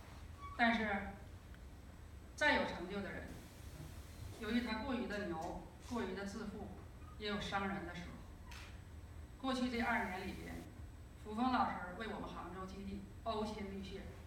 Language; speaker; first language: Chinese; native; Chinese